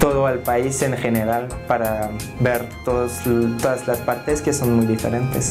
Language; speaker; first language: Spanish; non-native, learner; French